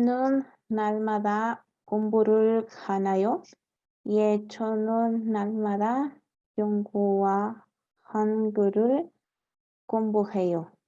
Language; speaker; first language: Korean; non-native, learner; Spanish